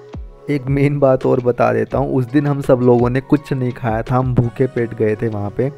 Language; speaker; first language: Hindi; native; Hindi